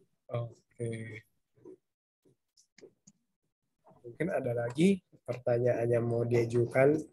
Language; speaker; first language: Indonesian; native; Indonesian